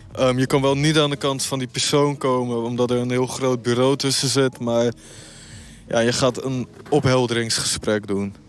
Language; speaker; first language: Dutch; native; Dutch